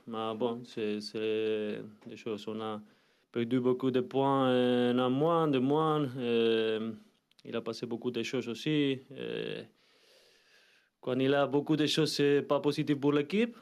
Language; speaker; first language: French; non-native, learner; Spanish